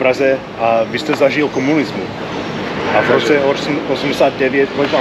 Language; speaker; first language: Czech; non-native, fluent; English